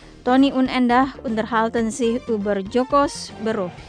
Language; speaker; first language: German; non-native, fluent; Indonesian